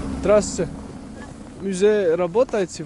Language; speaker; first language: Russian; non-native, learner; French